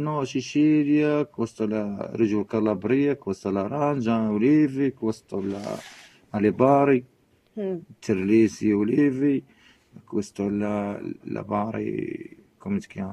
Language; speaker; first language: Italian; non-native, learner; Arabic